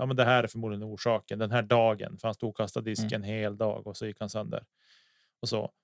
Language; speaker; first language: Swedish; native; Swedish